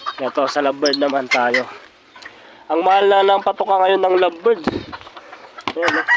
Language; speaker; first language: Filipino; native; Filipino